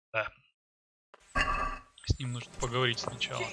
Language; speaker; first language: Russian; native; Russian